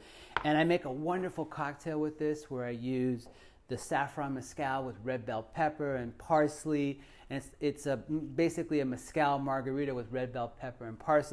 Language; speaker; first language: English; native; English